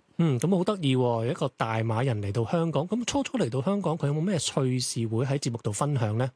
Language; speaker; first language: Cantonese; native; Cantonese